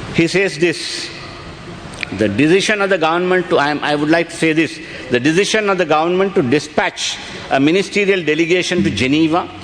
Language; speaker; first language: English; non-native, local second language; Sinhala